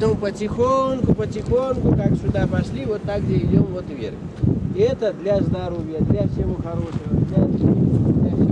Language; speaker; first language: Russian; non-native, learner; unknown